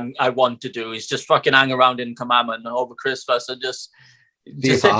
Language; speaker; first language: English; native; English